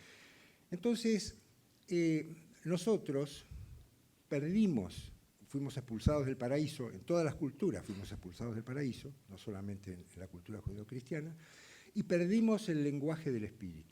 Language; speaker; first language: Spanish; native; Spanish